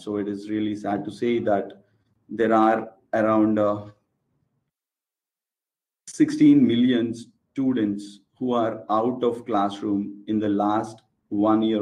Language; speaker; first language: English; non-native, local second language; Telugu